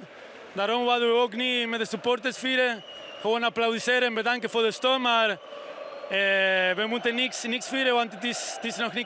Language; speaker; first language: Dutch; non-native, fluent; Spanish